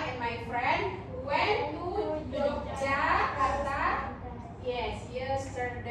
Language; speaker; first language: English; non-native, learner; Indonesian